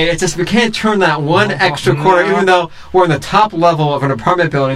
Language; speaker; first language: English; native; English